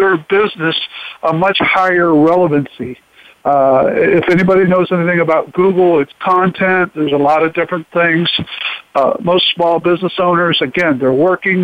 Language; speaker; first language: English; native; English